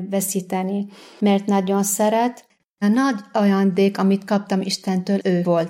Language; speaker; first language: Hungarian; non-native, learner; Arabic